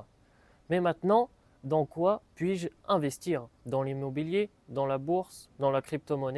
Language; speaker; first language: French; native; French